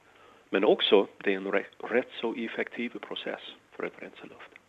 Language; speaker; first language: Danish; non-native, fluent; English